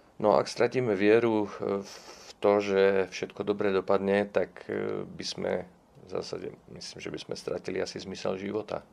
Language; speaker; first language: Slovak; non-native, local second language; Czech